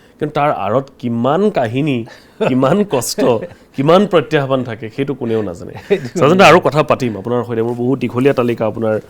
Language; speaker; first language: Assamese; native; Assamese